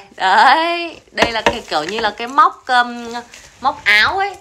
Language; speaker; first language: Vietnamese; native; Vietnamese